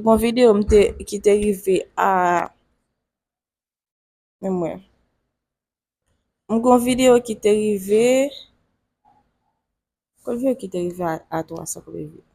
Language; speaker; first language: French; non-native, local second language; Haitian Creole